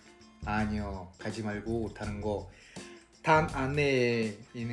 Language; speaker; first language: Korean; non-native, fluent; Russian